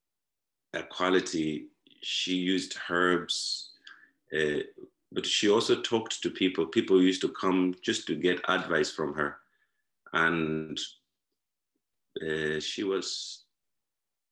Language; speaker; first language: English; non-native, local second language; Shona